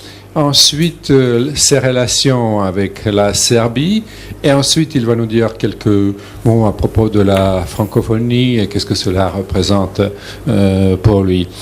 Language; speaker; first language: French; non-native, fluent; Serbian